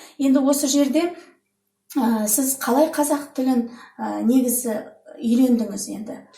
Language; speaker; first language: Kazakh; native; Kazakh